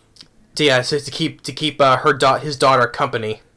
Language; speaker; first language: English; native; English